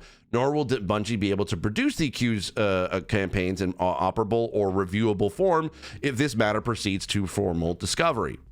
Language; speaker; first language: English; native; English